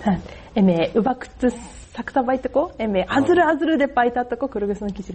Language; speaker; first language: Kyrgyz; non-native, learner; Japanese